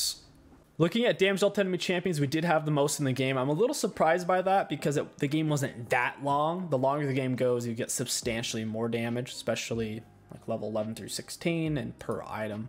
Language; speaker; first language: English; native; English